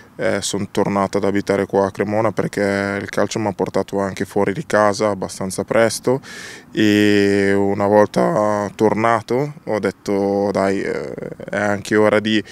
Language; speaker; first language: Italian; early bilingual, other home language; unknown